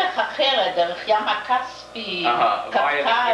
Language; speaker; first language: Hebrew; non-native, fluent; Yiddish